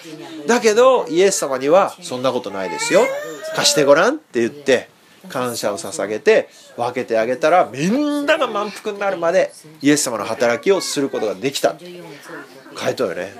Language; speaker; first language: Japanese; native; Japanese